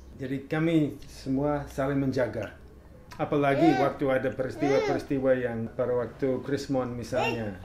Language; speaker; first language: Indonesian; non-native, fluent; English